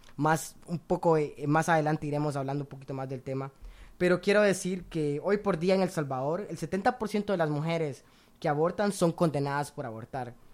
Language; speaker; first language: Spanish; native; Spanish